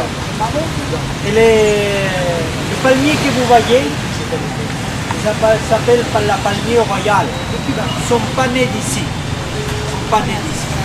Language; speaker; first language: French; non-native, fluent; Spanish